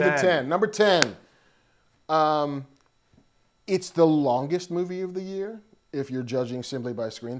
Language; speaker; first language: English; native; English